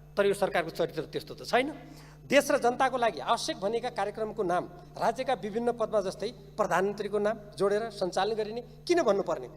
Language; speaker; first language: Nepali; native; Nepali